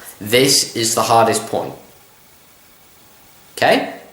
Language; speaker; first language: English; native; English